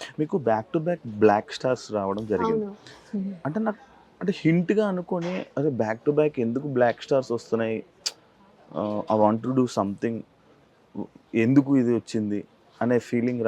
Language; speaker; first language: Telugu; native; Telugu